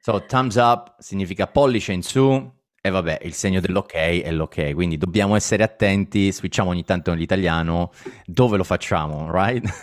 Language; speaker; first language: Italian; native; Italian